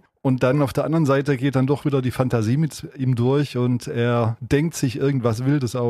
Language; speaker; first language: German; native; German